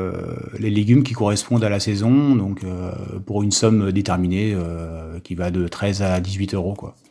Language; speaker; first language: French; native; French